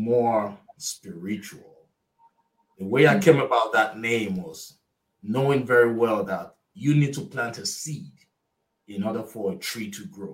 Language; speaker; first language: English; non-native, local second language; Igbo